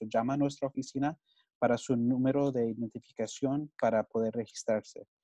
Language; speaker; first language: Spanish; early bilingual, heritage; Spanish